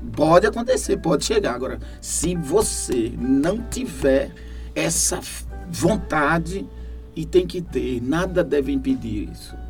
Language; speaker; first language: Portuguese; native; Portuguese